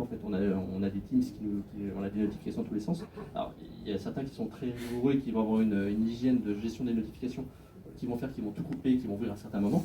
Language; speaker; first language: French; native; French